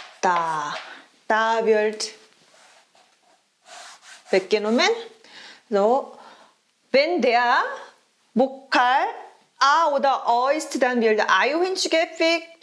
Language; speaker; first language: German; non-native, fluent; Korean